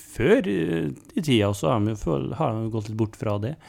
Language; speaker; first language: Norwegian; native; Norwegian